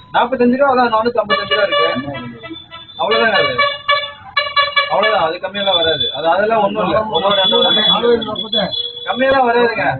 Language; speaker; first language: Tamil; native; Tamil